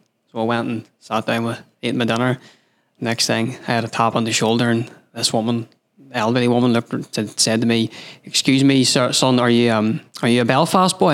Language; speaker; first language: English; native; English